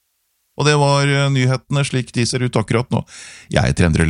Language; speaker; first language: Norwegian; native; Norwegian